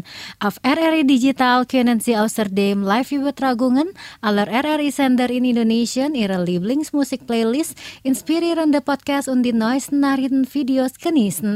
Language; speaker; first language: German; non-native, learner; Indonesian